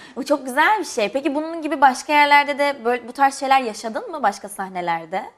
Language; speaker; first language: Turkish; native; Turkish